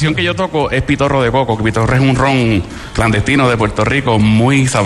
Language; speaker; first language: Spanish; native; Spanish